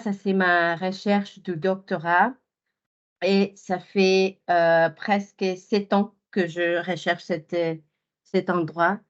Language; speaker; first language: French; non-native, fluent; Spanish